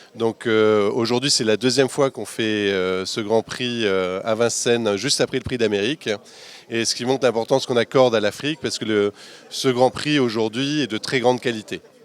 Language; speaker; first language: French; native; French